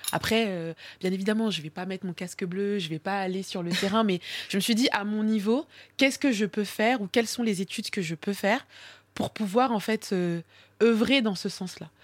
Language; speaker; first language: French; early bilingual, other home language; Swahili